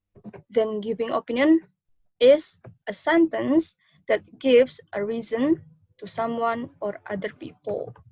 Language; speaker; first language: English; non-native, learner; Indonesian